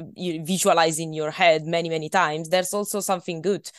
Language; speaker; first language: English; non-native, fluent; Italian